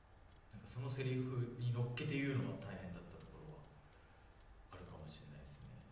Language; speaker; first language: Japanese; native; Japanese